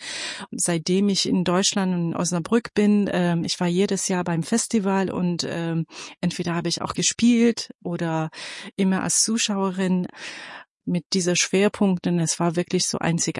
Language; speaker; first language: German; non-native, fluent; Persian